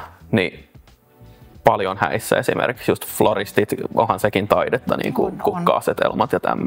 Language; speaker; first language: Finnish; native; Finnish